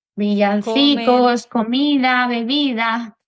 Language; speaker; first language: Spanish; native; Spanish